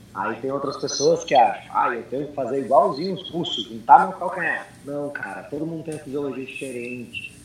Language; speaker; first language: Portuguese; early bilingual, heritage; Portuguese